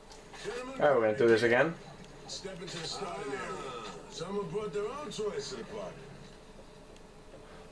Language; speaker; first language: English; non-native, fluent; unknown